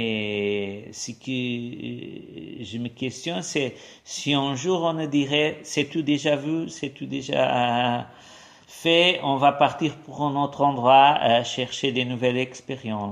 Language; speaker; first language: French; non-native, fluent; Portuguese